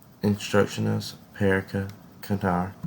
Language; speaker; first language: Spanish; non-native, learner; English